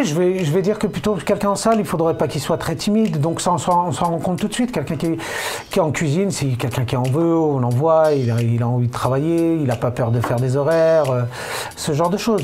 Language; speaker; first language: French; native; French